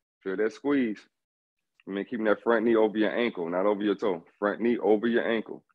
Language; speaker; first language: English; native; English